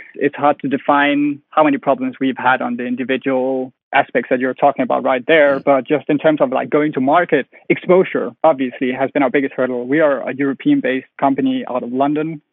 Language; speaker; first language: English; non-native, fluent; Danish